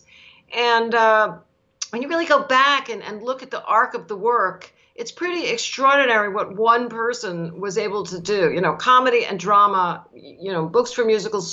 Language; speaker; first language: English; native; English